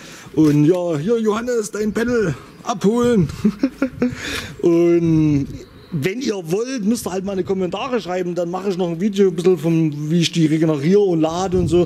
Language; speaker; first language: German; native; German